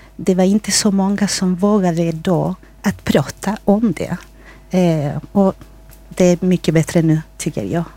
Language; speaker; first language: Swedish; non-native, fluent; Spanish